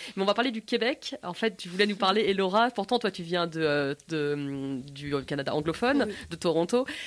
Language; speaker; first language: French; native; French